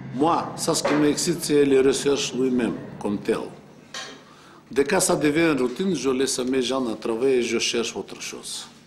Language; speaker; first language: French; non-native, fluent; Bulgarian